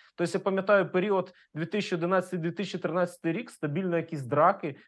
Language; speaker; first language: Ukrainian; non-native, local second language; Russian